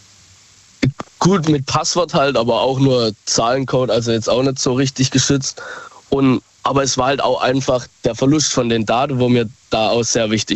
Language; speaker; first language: German; native; German